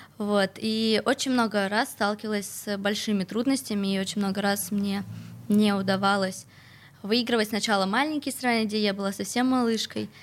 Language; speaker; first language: Russian; native; Russian